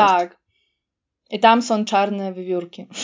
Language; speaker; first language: Polish; non-native, fluent; Russian